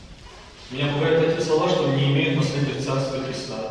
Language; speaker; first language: Russian; native; Russian